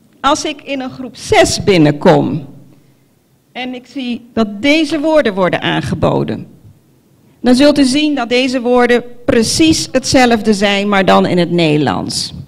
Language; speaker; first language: Dutch; non-native, local second language; Papiamento